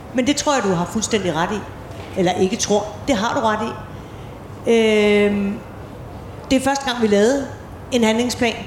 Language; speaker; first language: Danish; native; Danish